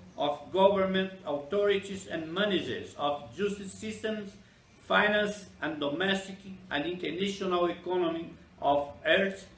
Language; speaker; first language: English; non-native, fluent; Portuguese